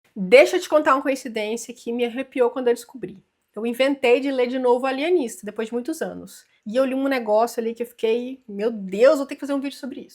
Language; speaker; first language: Portuguese; native; Portuguese